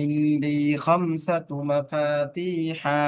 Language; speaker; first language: Arabic; non-native, fluent; Bangla